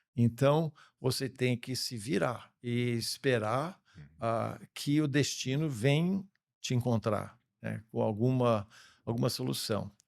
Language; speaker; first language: Portuguese; early bilingual, other home language; English